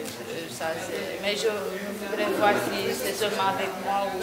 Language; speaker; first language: French; non-native, fluent; Romanian